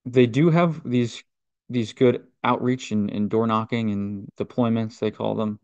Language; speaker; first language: English; native; English